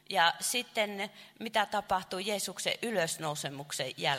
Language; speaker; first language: Finnish; non-native, fluent; Chinese